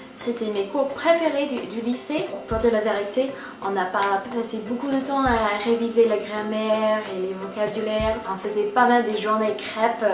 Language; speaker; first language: French; non-native, fluent; English